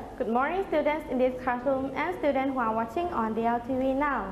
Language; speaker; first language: English; non-native, fluent; Thai